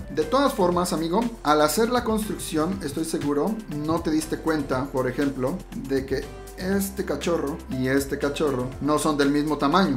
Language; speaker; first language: Spanish; native; Spanish